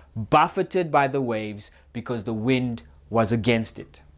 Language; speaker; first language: English; native; English